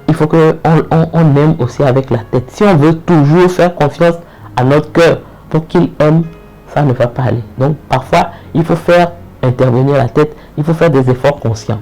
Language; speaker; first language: French; native; French